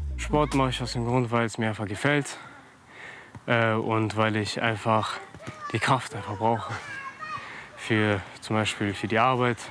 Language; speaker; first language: German; early bilingual, other home language; Russian